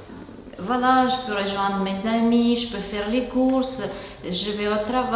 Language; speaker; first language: French; non-native, fluent; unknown